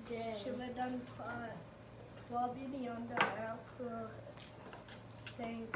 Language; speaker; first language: French; non-native, learner; English